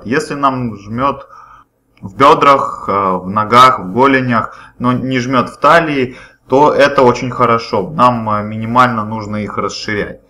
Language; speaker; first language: Russian; native; Russian